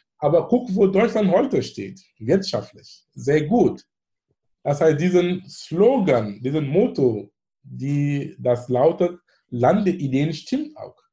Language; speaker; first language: German; non-native, fluent; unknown